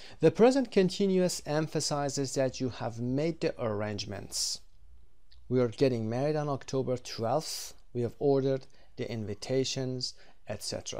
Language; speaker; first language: English; non-native, fluent; Persian